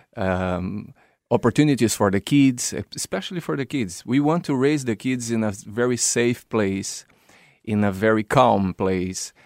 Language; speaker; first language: English; non-native, fluent; Portuguese